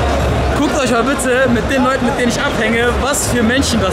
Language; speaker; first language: German; native; German